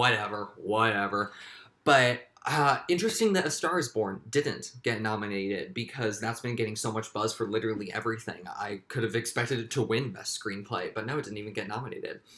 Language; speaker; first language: English; native; English